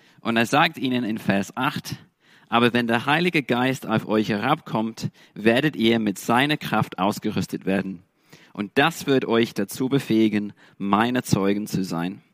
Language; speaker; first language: German; non-native, fluent; English